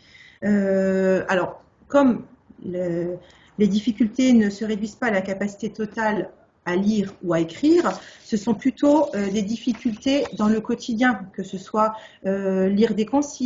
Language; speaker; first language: French; native; French